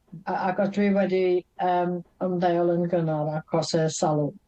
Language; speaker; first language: Welsh; non-native, fluent; English